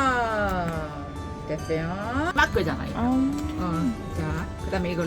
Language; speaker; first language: Korean; native; Korean